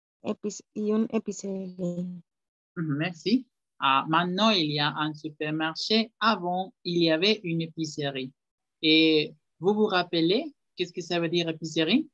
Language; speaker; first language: French; non-native, fluent; Spanish